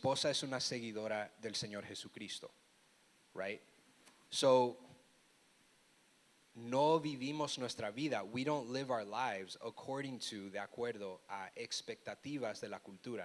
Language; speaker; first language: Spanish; early bilingual, heritage; Spanish